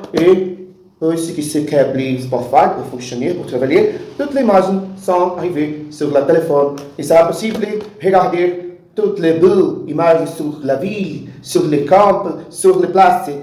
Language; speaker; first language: French; non-native, learner; Portuguese